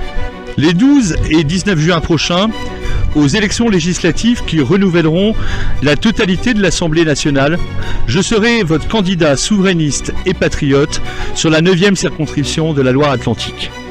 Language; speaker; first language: French; native; French